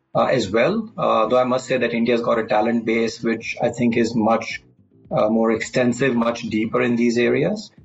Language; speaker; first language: English; non-native, local second language; Hindi